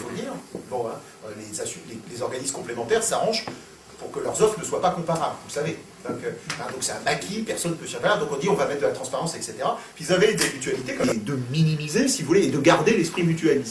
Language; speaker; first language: French; native; French